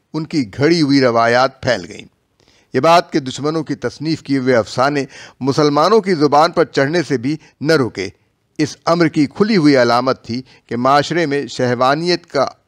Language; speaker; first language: Urdu; native; Urdu